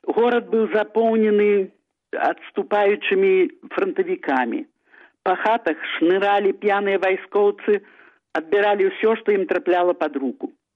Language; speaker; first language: Belarusian; native; Belarusian